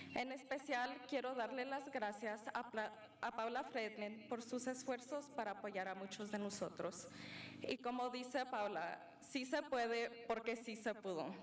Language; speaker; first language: Spanish; early bilingual, other home language; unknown